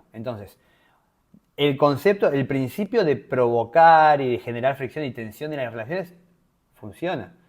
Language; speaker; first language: Spanish; native; Spanish